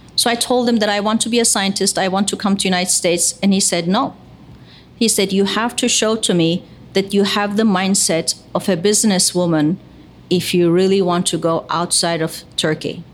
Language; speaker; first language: English; non-native, fluent; Turkish